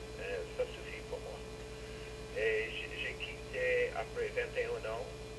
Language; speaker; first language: French; non-native, learner; English